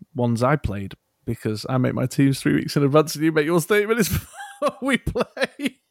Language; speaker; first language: English; native; English